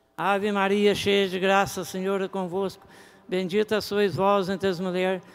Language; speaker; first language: Portuguese; native; Portuguese